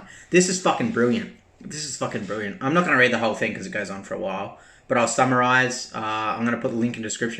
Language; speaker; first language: English; native; English